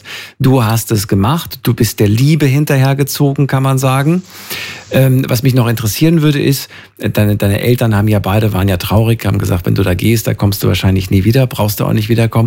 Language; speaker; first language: German; native; German